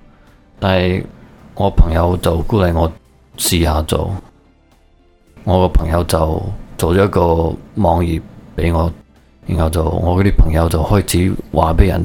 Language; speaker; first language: Cantonese; early bilingual, heritage; Cantonese